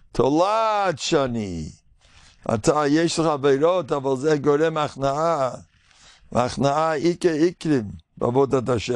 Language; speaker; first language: Hebrew; non-native, fluent; English